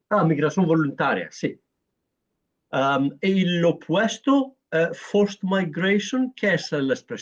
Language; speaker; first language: Spanish; non-native, learner; Greek